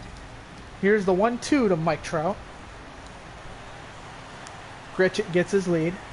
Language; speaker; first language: English; native; English